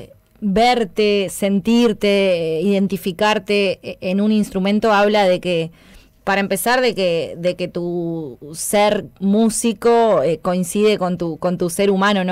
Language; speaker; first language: Spanish; native; Spanish